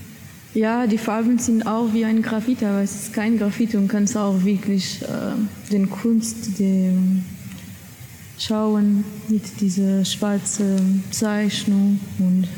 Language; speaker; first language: German; non-native, learner; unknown